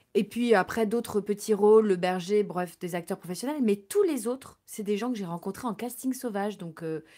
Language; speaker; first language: French; native; French